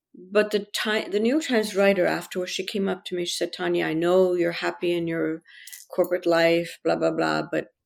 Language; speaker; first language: English; early bilingual, other home language; French